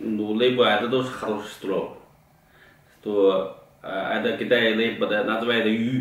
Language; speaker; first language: Russian; non-native, learner; Chinese